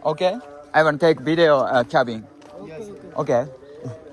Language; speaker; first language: English; non-native, learner; Japanese